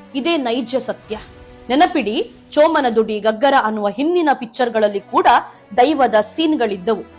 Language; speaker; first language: Kannada; non-native, local second language; Tulu